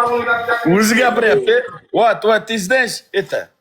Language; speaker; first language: Russian; non-native, learner; Uzbek